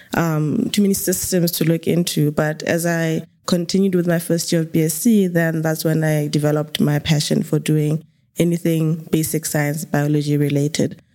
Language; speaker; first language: English; non-native, local second language; Tswana